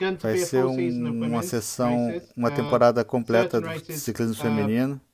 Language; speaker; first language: Portuguese; non-native, learner; English